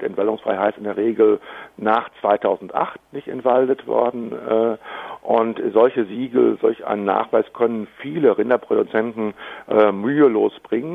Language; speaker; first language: German; native; German